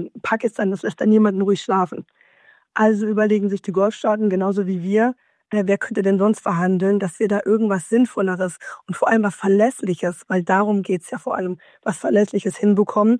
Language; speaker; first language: German; native; German